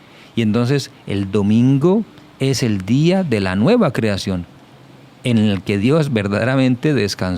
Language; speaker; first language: Spanish; native; Spanish